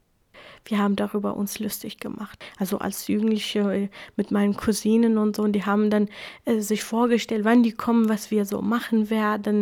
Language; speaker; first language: German; non-native, fluent; Kurdish